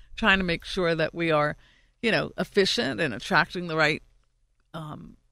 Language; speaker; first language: English; native; English